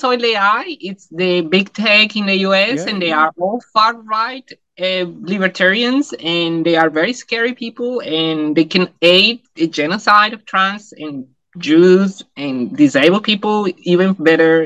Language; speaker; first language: English; non-native, fluent; Spanish